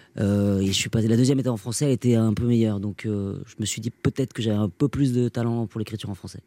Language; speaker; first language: French; non-native, local second language; Basque